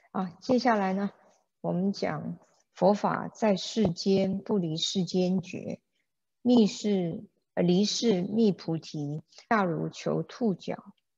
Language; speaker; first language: Chinese; native; Chinese